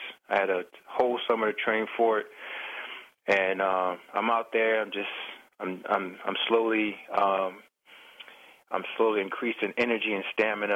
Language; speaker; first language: English; native; English